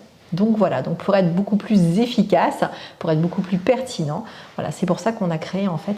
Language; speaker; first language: French; native; French